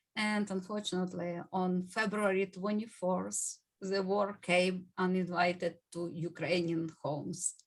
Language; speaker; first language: English; non-native, fluent; Ukrainian